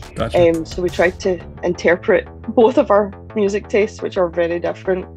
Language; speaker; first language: English; native; English